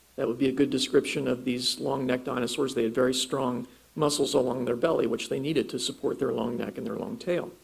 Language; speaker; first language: English; native; English